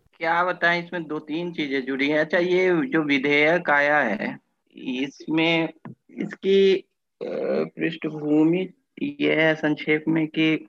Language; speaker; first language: Hindi; native; Hindi